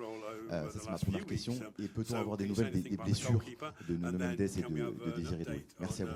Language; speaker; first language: French; native; French